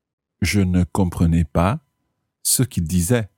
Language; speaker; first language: French; non-native, fluent; English